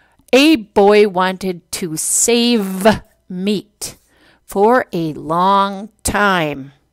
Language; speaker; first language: English; native; English